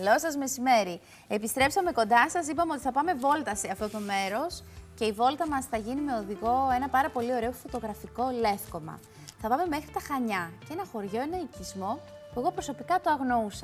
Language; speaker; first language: Greek; native; Greek